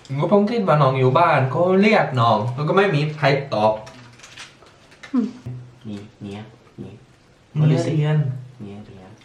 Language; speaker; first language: Thai; early bilingual, heritage; Thai